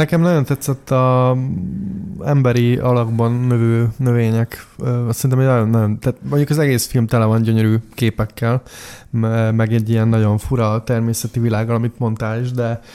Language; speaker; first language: Hungarian; native; Hungarian